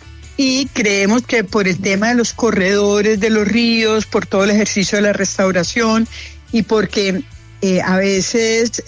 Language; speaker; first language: Spanish; native; Spanish